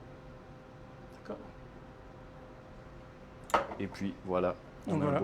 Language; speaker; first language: French; native; French